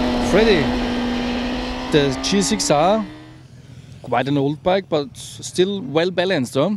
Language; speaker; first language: English; non-native, fluent; German